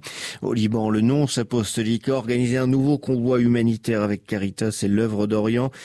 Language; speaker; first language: French; native; French